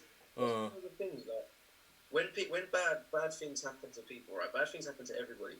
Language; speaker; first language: English; native; English